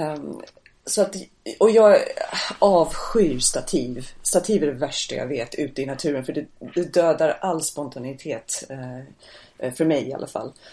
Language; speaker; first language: Swedish; non-native, fluent; English